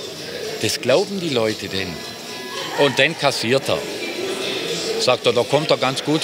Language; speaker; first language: German; native; German